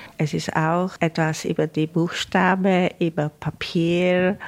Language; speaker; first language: German; non-native, fluent; Czech